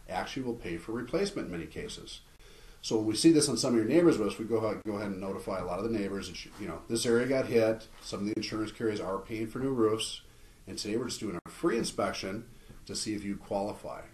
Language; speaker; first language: English; native; English